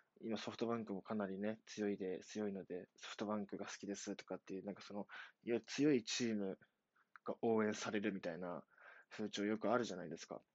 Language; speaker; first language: Japanese; native; Japanese